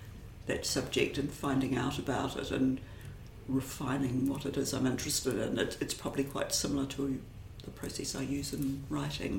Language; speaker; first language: English; native; English